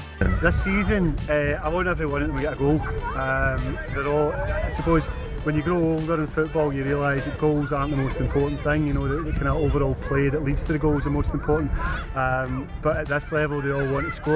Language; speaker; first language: English; native; English